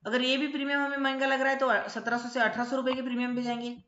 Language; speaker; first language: Hindi; non-native, local second language; Marathi